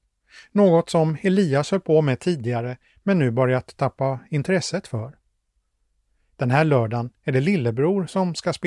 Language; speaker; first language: Swedish; native; Swedish